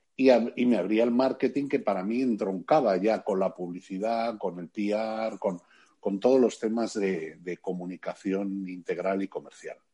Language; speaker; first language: Spanish; native; Spanish